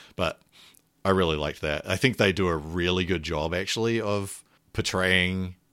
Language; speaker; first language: English; native; English